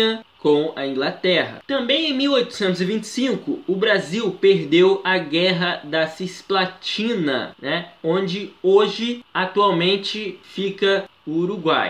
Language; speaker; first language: Portuguese; native; Portuguese